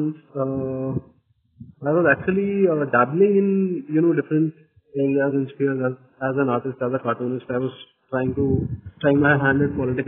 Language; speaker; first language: English; non-native, local second language; Marathi